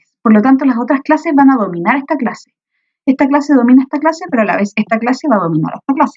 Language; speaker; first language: Spanish; native; Spanish